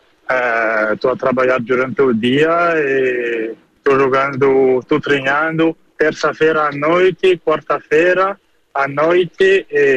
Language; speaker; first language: Portuguese; early bilingual, heritage; French